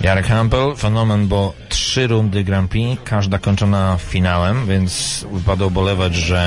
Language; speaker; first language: Polish; native; Polish